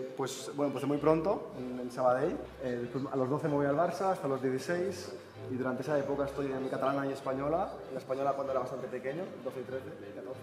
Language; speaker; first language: Spanish; native; Spanish